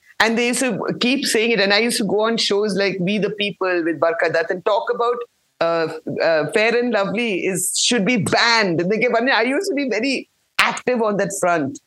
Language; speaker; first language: English; non-native, local second language; Malayalam